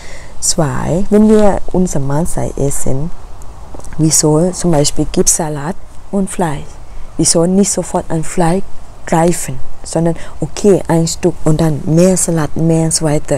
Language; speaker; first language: German; non-native, learner; Thai